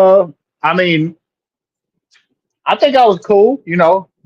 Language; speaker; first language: English; native; English